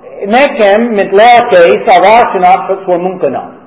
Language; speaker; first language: Hungarian; non-native, learner; English